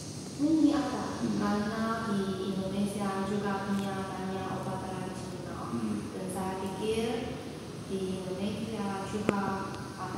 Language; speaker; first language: Indonesian; non-native, learner; Chinese